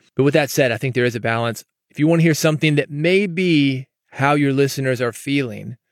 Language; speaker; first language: English; native; English